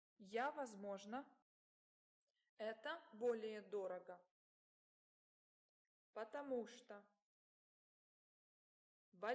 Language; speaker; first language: Russian; non-native, learner; English